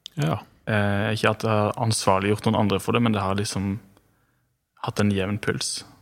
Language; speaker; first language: Norwegian; native; Norwegian